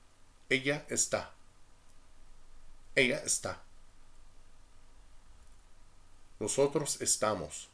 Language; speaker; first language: Spanish; non-native, fluent; English